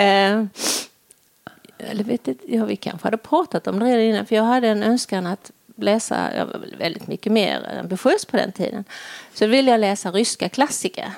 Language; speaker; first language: Swedish; native; Swedish